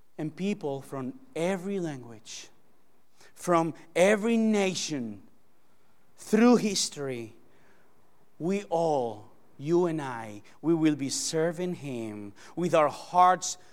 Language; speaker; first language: English; non-native, fluent; Spanish